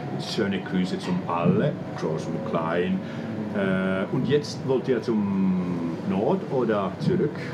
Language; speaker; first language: German; non-native, learner; Finnish